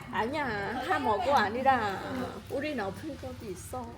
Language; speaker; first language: Korean; non-native, learner; Vietnamese